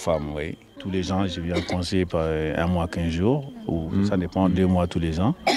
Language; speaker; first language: French; non-native, local second language; Soninke